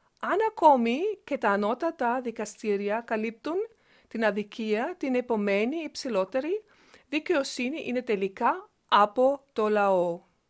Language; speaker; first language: Greek; non-native, learner; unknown